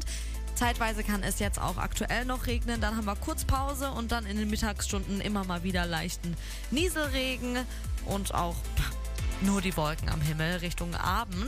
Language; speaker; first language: German; native; German